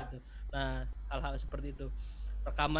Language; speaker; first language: Indonesian; native; Indonesian